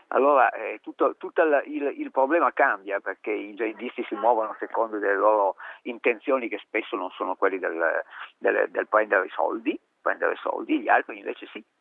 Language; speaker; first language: Italian; native; Italian